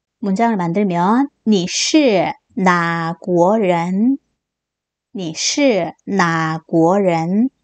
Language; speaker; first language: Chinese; non-native, fluent; Korean